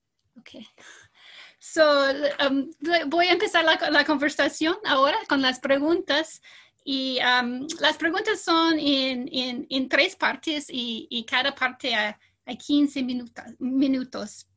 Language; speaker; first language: Spanish; non-native, fluent; English